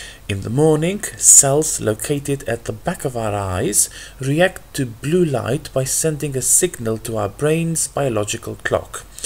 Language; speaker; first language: English; non-native, fluent; Albanian